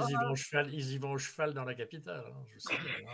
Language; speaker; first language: French; native; French